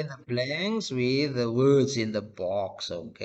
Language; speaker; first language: English; non-native, fluent; Indonesian